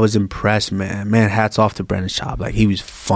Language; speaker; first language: English; early bilingual, other home language; Yoruba